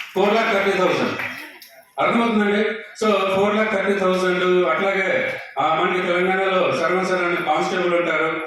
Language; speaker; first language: Telugu; non-native, local second language; Odia